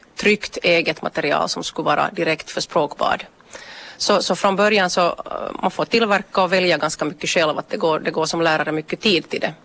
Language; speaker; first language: Swedish; native; Swedish